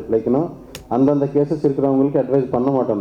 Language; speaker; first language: Tamil; non-native, local second language; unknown